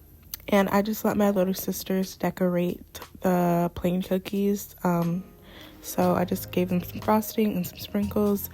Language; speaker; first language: English; native; English